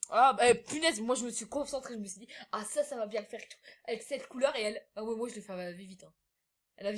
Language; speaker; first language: French; native; French